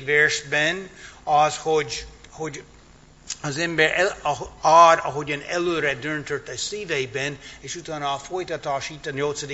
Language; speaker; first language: Hungarian; non-native, fluent; English